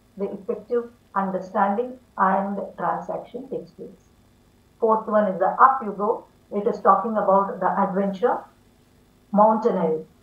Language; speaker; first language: English; non-native, local second language; Tamil